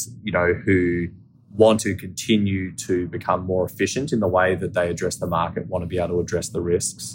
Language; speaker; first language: English; native; English